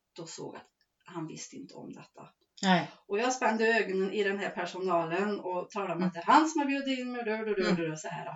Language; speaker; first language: Swedish; native; Swedish